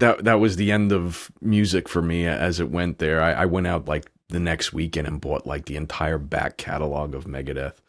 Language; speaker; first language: English; native; English